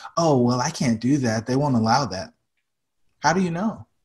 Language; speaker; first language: English; native; English